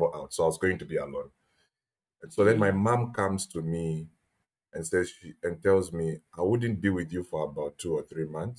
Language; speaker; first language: English; native; English